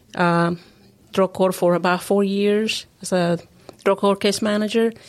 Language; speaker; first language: English; non-native, fluent; Spanish